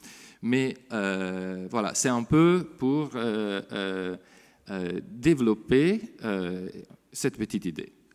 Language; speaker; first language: French; non-native, fluent; Italian